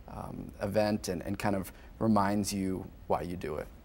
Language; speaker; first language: English; native; English